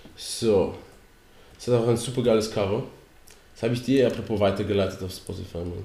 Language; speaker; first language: German; early bilingual, other home language; Polish